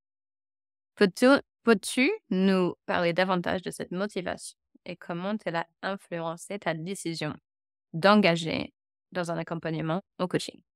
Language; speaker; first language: French; non-native, fluent; English